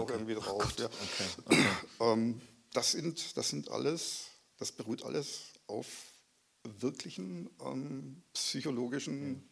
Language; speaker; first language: German; native; German